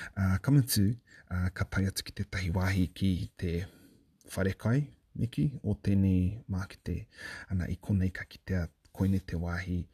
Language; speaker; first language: Māori; native; Māori